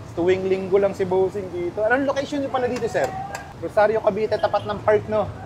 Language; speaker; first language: Filipino; native; Filipino